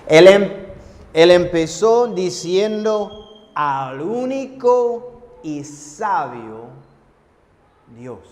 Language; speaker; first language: Spanish; non-native, fluent; English